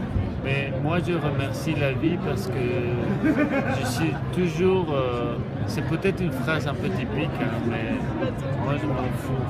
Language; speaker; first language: French; non-native, fluent; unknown